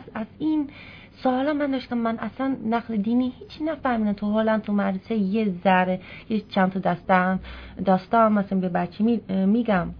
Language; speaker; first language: Persian; non-native, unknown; Dutch